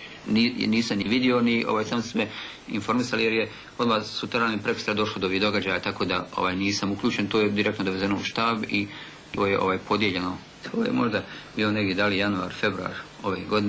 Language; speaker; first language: Bosnian; native; Bosnian